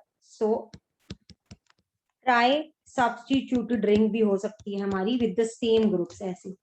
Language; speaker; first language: Hindi; native; Hindi